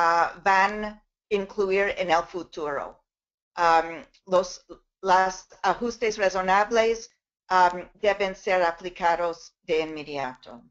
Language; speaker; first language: Spanish; non-native, fluent; English